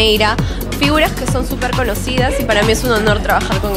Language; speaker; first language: Spanish; native; Spanish